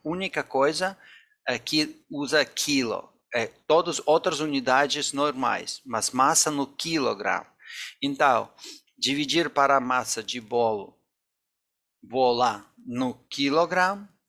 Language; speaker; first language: Portuguese; non-native, fluent; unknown